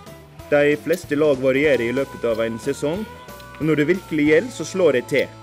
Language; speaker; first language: Norwegian; native; Norwegian